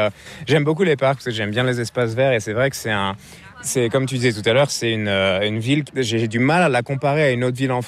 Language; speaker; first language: French; native; French